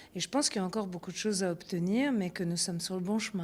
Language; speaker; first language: French; early bilingual, other home language; Italian